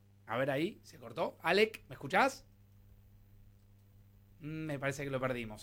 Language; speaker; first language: Spanish; native; Spanish